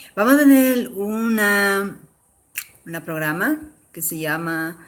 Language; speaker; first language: Spanish; early bilingual, other home language; English